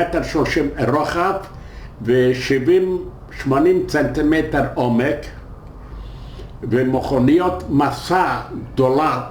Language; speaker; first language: Hebrew; non-native, fluent; Yiddish